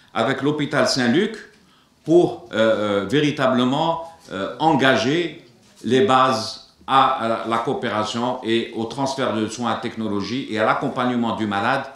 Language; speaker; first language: French; non-native, local second language; Arabic